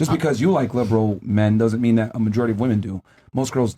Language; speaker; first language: English; native; English